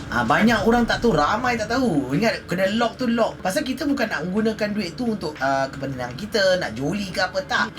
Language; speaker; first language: Malay; native; Malay